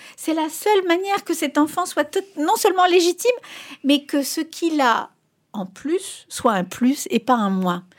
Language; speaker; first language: French; non-native, fluent; Spanish